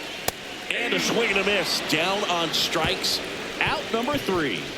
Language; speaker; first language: English; native; English